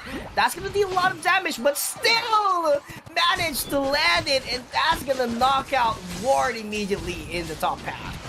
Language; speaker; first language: English; non-native, local second language; Filipino